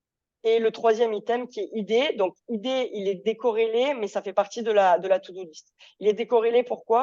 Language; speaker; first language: French; native; French